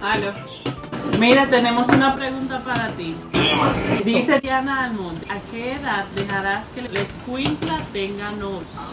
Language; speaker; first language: Spanish; native; Spanish